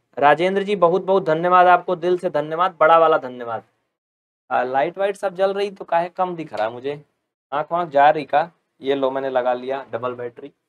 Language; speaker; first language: Hindi; native; Hindi